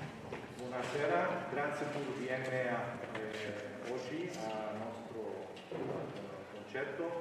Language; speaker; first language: Italian; non-native, learner; Greek